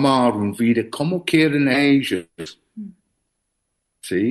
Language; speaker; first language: Spanish; non-native, learner; English